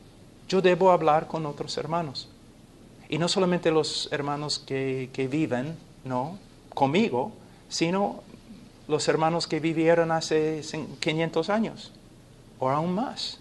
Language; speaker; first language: Spanish; non-native, fluent; English